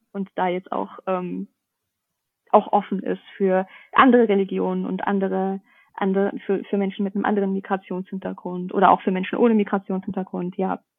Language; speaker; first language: German; early bilingual, other home language; Russian